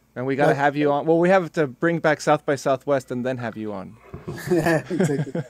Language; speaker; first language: English; early bilingual, other home language; Spanish